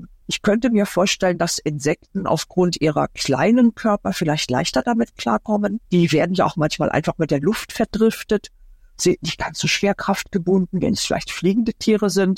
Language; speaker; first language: German; native; German